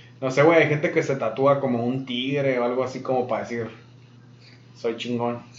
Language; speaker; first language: Spanish; early bilingual, heritage; Spanish